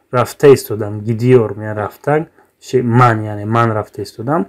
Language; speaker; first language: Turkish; non-native, fluent; Tajik